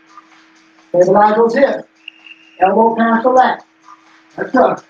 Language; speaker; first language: English; native; English